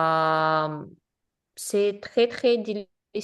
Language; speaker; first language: French; non-native, learner; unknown